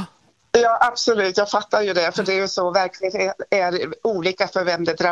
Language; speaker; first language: Swedish; native; Swedish